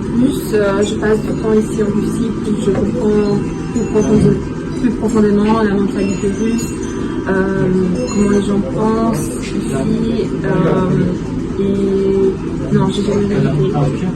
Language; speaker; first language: French; early bilingual, heritage; French